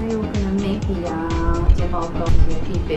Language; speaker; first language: Chinese; native; Chinese